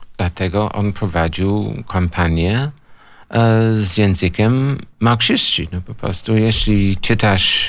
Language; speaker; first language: Polish; non-native, learner; English